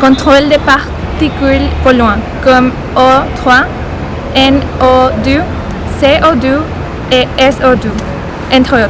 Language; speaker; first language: French; non-native, learner; Spanish